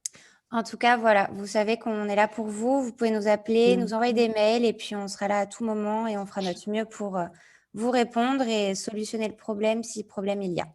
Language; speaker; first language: French; native; French